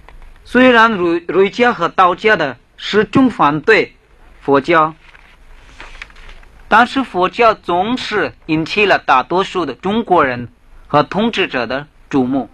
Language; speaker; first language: Chinese; non-native, fluent; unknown